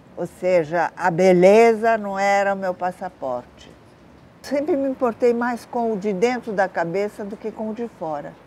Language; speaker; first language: Portuguese; early bilingual, other home language; Italian